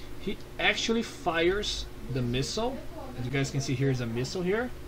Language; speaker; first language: English; non-native, fluent; Portuguese